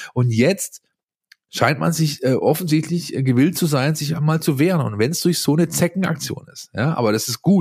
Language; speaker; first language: German; native; German